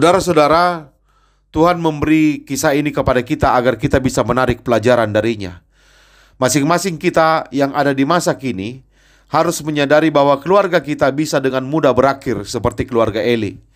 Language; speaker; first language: Indonesian; native; Indonesian